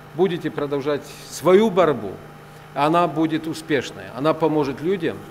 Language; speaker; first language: Russian; non-native, fluent; Polish